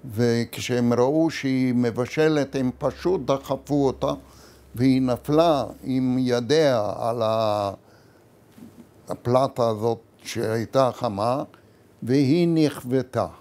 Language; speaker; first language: Hebrew; non-native, fluent; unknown